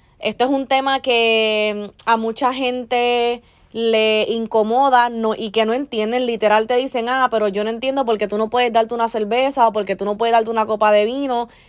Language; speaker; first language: Spanish; early bilingual, heritage; Spanish